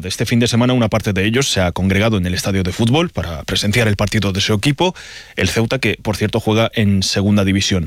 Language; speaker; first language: Spanish; native; Spanish